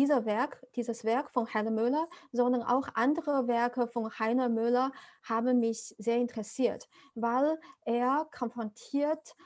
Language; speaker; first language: German; non-native, fluent; Chinese